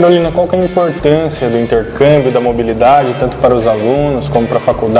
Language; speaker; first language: Portuguese; native; Portuguese